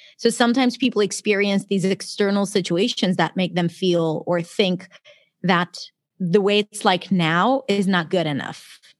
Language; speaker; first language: English; non-native, fluent; Hebrew